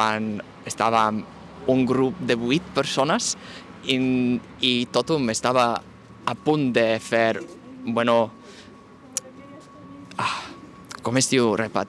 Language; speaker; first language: Catalan; non-native, fluent; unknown